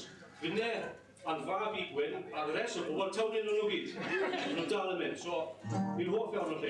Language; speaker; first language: Welsh; native; Welsh